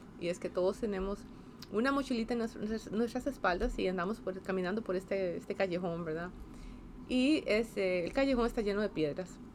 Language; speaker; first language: Spanish; native; Spanish